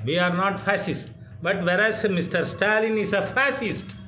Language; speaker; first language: English; non-native, local second language; Tamil